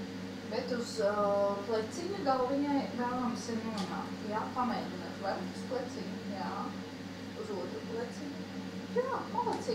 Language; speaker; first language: Latvian; native; Latvian